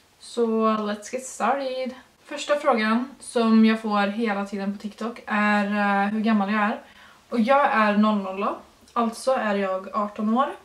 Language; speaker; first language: Swedish; early bilingual, other home language; Norwegian